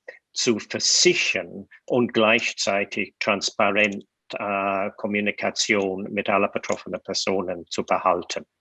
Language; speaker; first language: German; non-native, fluent; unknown